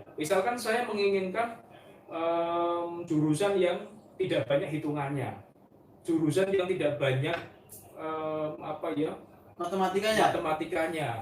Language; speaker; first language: Indonesian; native; Indonesian